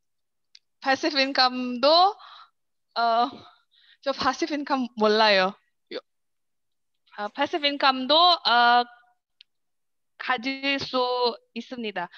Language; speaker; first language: Korean; non-native, learner; Indonesian